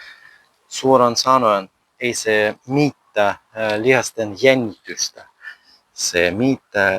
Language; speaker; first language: Finnish; non-native, learner; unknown